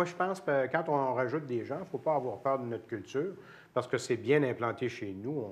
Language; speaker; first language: French; native; French